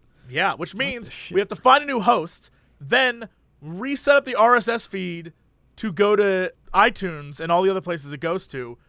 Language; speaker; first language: English; native; English